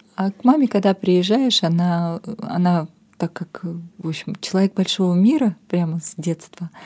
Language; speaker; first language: Russian; non-native, local second language; Armenian